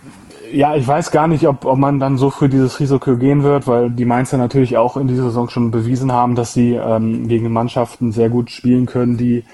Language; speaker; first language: German; native; German